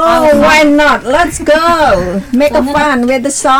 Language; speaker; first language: English; non-native, learner; Indonesian